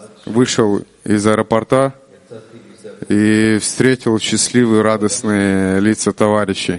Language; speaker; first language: Russian; non-native, local second language; Kyrgyz